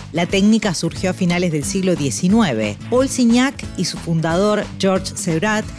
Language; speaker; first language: Spanish; native; Spanish